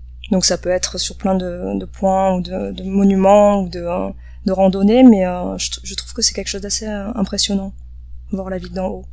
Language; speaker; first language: French; native; French